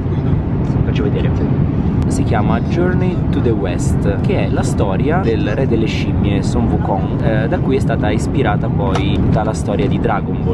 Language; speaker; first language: Italian; native; Italian